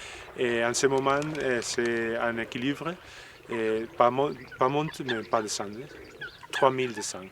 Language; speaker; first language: French; non-native, learner; Spanish